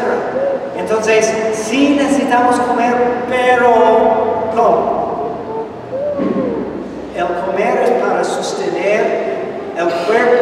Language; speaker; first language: Spanish; non-native, fluent; English